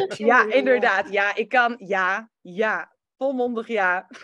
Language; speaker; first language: Dutch; early bilingual, other home language; Romanian